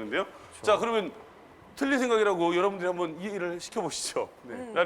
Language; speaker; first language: Korean; native; Korean